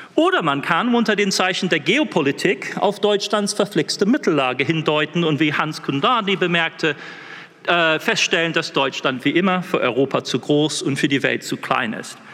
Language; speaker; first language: German; non-native, fluent; English